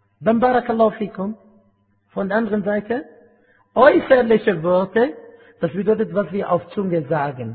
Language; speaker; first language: German; non-native, fluent; Arabic